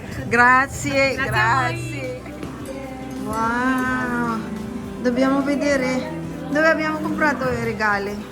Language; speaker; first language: Italian; non-native, learner; Filipino